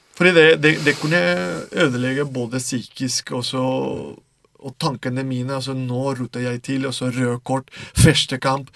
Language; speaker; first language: Norwegian; non-native, fluent; Spanish